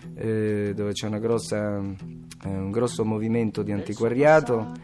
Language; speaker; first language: Italian; native; Italian